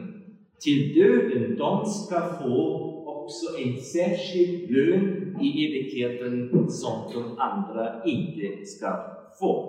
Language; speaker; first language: Swedish; non-native, fluent; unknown